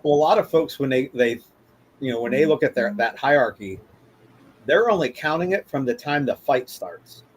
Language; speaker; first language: English; native; English